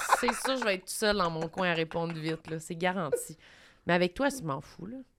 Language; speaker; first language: French; native; French